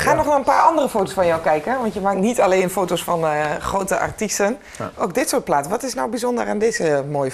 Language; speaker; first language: Dutch; native; Dutch